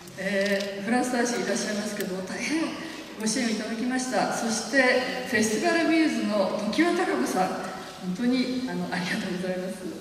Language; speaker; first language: Japanese; native; Japanese